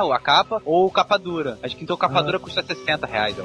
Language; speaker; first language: Portuguese; native; Portuguese